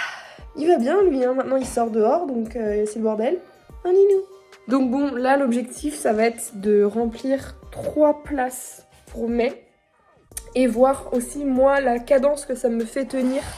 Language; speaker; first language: French; native; French